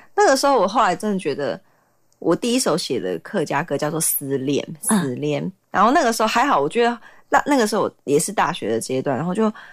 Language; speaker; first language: Chinese; native; Chinese